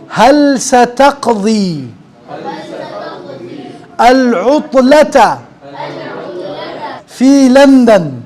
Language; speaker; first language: Arabic; non-native, fluent; Urdu